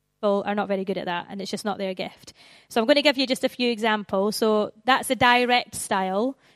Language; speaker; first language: English; native; English